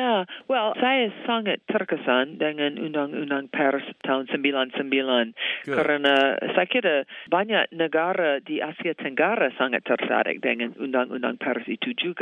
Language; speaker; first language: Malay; non-native, fluent; English